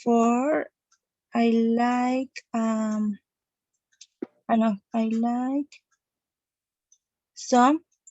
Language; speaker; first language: English; non-native, learner; Spanish